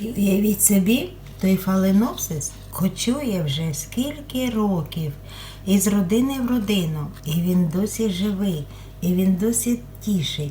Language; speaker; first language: Ukrainian; non-native, local second language; Russian